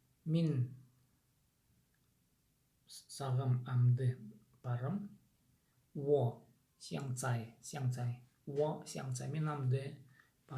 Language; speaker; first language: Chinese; non-native, learner; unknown